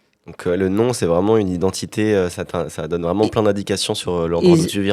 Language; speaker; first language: French; native; French